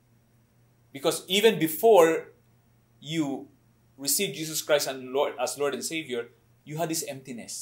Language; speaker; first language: English; non-native, local second language; Cebuano